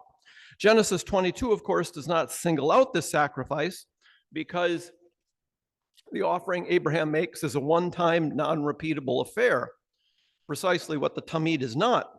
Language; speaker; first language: English; native; English